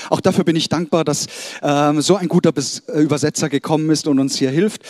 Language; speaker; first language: German; native; German